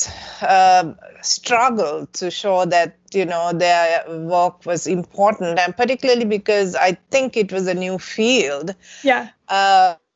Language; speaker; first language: English; non-native, local second language; Sinhala